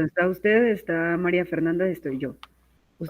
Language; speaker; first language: Spanish; native; Spanish